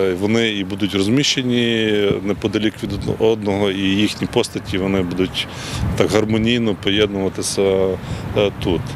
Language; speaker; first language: Ukrainian; native; Ukrainian